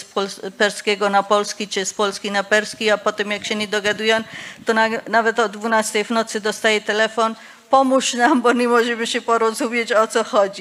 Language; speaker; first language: Polish; non-native, fluent; Persian